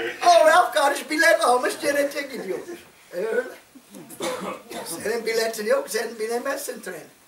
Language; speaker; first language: Turkish; non-native, fluent; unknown